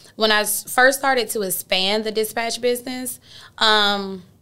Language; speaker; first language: English; native; English